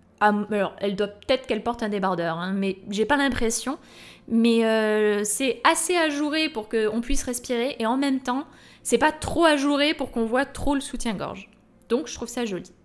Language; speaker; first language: French; native; French